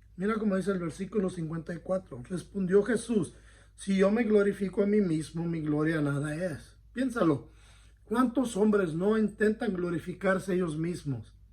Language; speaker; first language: Spanish; early bilingual, heritage; Spanish